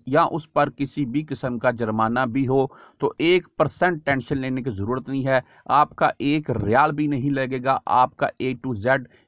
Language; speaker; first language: Urdu; native; Urdu